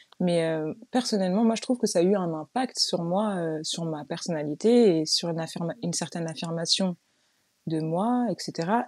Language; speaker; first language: French; native; French